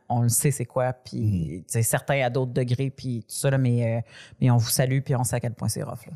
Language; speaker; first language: French; native; French